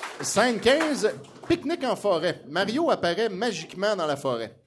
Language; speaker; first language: French; native; French